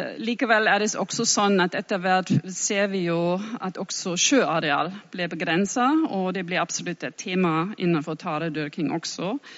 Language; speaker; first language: Norwegian; non-native, fluent; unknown